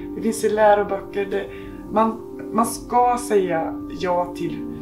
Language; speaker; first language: Swedish; native; Swedish